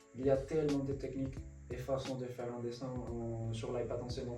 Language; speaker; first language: French; non-native, fluent; Spanish